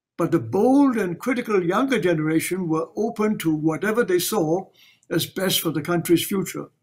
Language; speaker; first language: English; non-native, local second language; Chinese